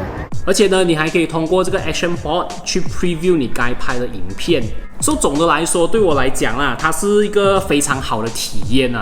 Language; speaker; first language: Chinese; native; Chinese